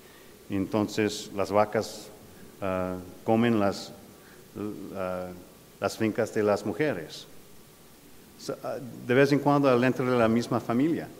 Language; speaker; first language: Spanish; non-native, fluent; English